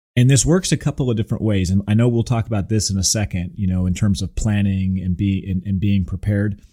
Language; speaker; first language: English; native; English